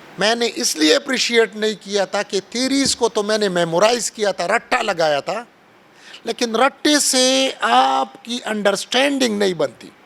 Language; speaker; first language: Urdu; non-native, local second language; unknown